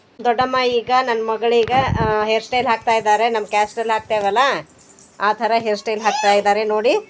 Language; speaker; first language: Kannada; non-native, local second language; Lambadi